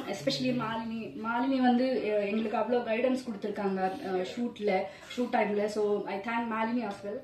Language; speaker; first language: Tamil; non-native, fluent; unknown